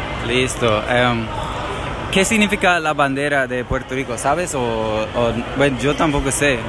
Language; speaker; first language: Spanish; non-native, learner; English